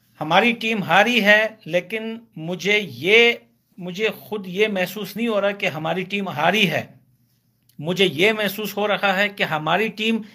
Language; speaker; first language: Urdu; non-native, fluent; Pashto